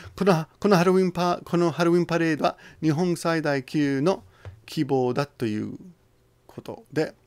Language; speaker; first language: Japanese; non-native, fluent; English